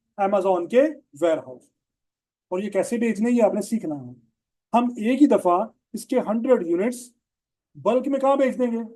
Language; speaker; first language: Urdu; non-native, local second language; Punjabi